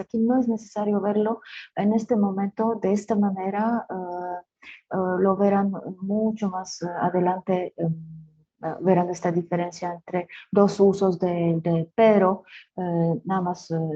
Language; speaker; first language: Spanish; non-native, fluent; French